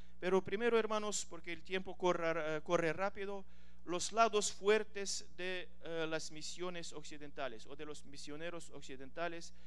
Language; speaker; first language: Spanish; non-native, fluent; Ukrainian